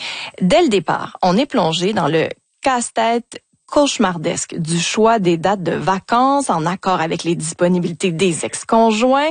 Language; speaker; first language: French; native; French